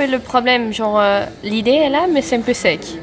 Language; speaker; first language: French; non-native, fluent; Dutch